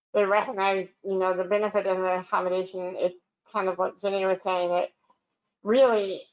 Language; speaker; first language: English; native; English